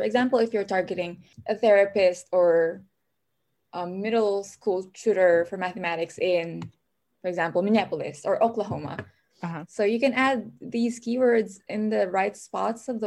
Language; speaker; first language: English; non-native, local second language; Filipino